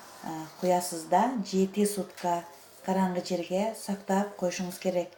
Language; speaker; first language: Kyrgyz; native; Kyrgyz